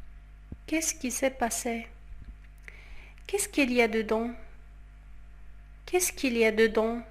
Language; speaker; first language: French; non-native, fluent; Arabic